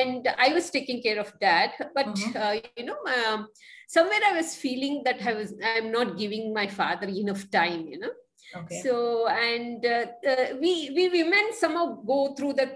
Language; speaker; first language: English; non-native, local second language; Kannada